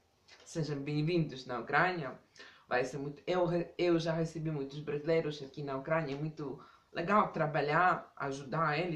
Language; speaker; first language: Portuguese; non-native, fluent; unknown